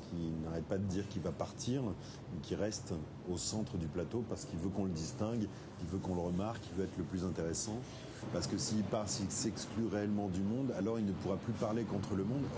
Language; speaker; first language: French; native; French